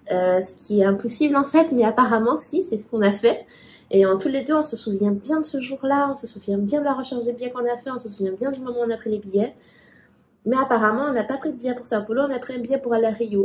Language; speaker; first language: French; native; French